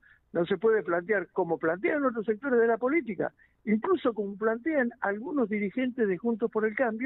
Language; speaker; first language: Spanish; native; Spanish